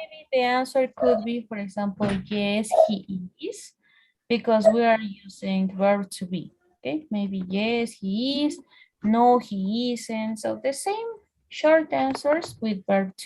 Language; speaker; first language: English; non-native, fluent; Spanish